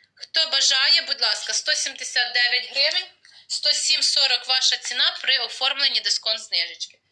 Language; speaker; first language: Ukrainian; native; Ukrainian